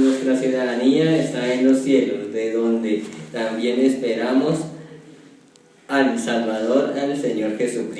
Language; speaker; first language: Spanish; native; Spanish